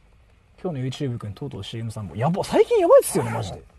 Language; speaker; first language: Japanese; native; Japanese